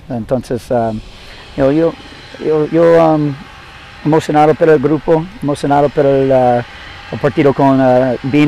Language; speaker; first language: Spanish; non-native, learner; English